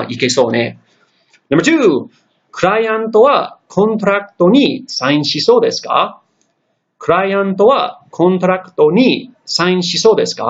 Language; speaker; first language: Japanese; non-native, fluent; English